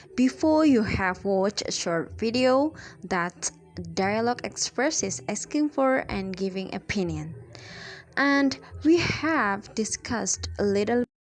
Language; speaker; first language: English; non-native, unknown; Indonesian